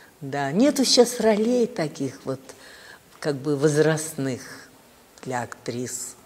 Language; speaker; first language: Russian; native; Russian